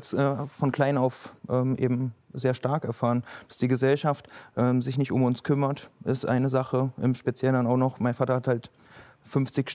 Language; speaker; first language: German; native; German